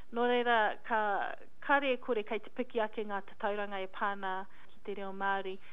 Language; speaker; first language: Māori; non-native, local second language; English